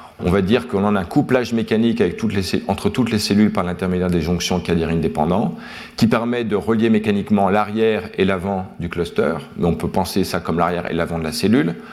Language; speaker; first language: French; native; French